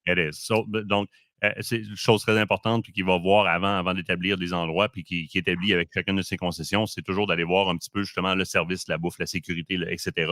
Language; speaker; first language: French; native; French